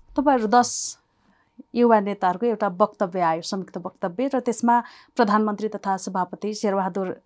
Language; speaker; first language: Nepali; native; Nepali